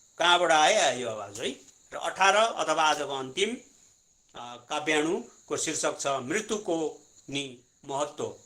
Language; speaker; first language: Nepali; native; Nepali